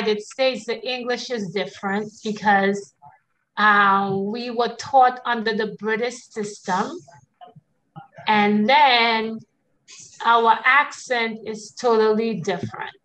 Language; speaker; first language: English; native; English